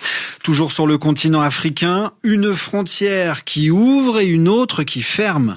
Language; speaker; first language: French; native; French